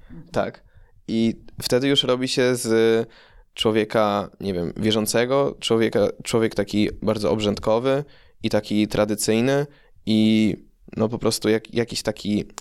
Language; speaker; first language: Polish; early bilingual, heritage; Polish